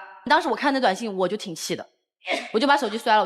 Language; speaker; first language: Chinese; native; Chinese